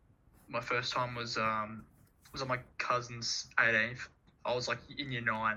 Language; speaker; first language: English; native; English